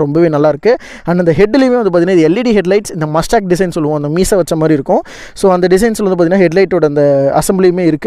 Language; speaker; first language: Tamil; native; Tamil